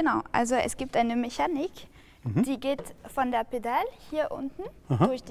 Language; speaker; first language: German; non-native, fluent; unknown